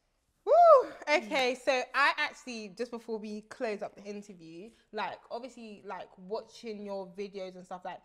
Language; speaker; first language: English; early bilingual, other home language; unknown